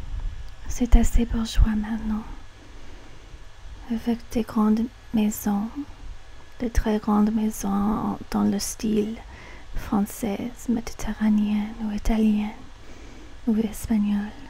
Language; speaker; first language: French; non-native, learner; English